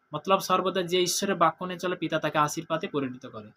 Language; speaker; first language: Hindi; non-native, local second language; Bangla